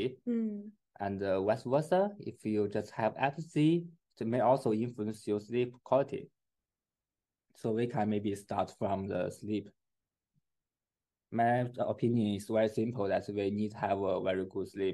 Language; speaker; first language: English; non-native, fluent; Chinese